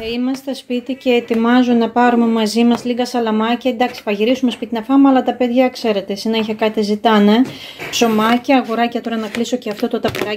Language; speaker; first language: Greek; native; Greek